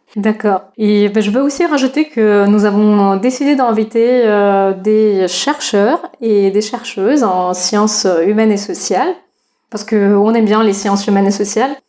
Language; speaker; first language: French; non-native, fluent; Russian